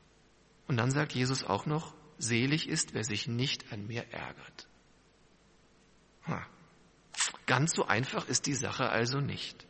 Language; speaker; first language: German; native; German